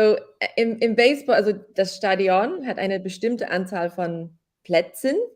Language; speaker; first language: German; non-native, fluent; English